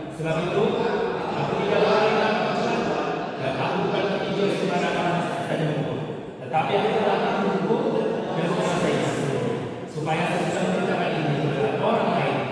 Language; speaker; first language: Indonesian; native; Indonesian